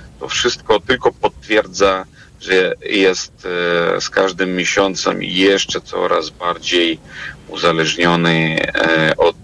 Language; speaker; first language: Polish; non-native, fluent; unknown